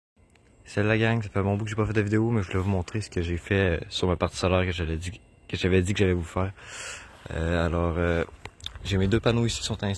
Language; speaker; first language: French; native; French